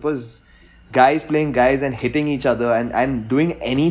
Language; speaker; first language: English; non-native, local second language; Hindi